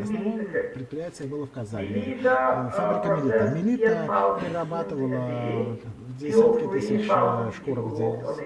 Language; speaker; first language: Russian; non-native, local second language; Azerbaijani